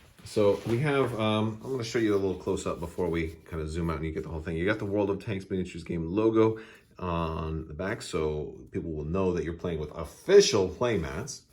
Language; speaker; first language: English; native; English